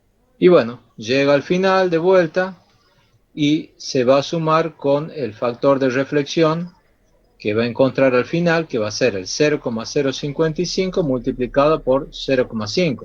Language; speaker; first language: Spanish; native; Spanish